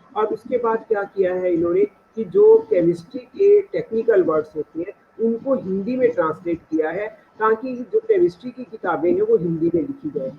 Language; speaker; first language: Hindi; native; Hindi